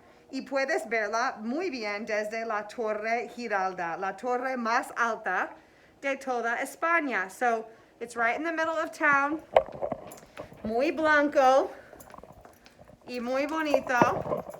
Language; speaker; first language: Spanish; non-native, fluent; English